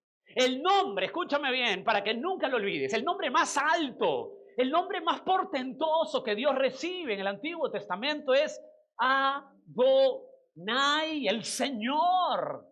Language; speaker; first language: Spanish; native; Spanish